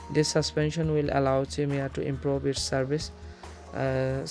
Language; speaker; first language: English; non-native, local second language; Bangla